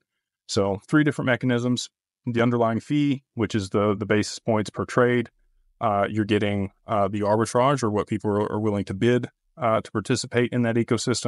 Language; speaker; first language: English; native; English